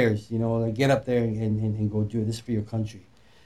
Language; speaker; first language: English; native; English